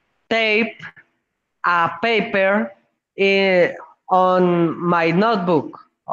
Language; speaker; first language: English; non-native, learner; Spanish